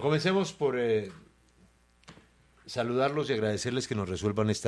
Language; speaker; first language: Spanish; native; Spanish